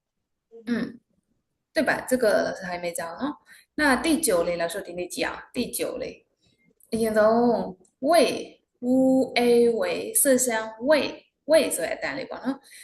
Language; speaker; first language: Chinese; non-native, fluent; Burmese